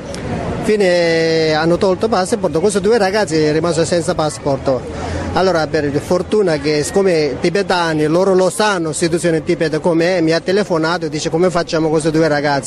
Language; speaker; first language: Italian; non-native, fluent; Tibetan